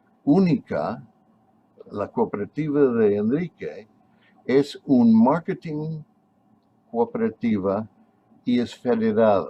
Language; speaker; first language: Spanish; non-native, fluent; English